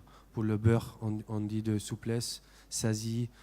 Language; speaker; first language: French; non-native, fluent; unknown